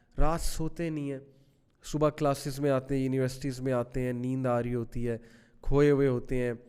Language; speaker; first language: Urdu; native; Urdu